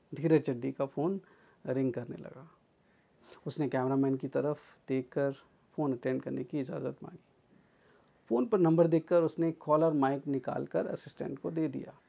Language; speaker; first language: Hindi; native; Hindi